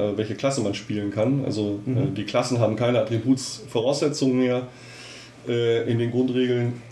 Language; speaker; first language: German; native; German